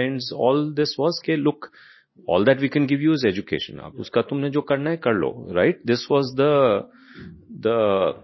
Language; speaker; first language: English; non-native, local second language; Hindi